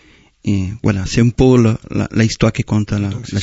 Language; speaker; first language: French; non-native, fluent; Spanish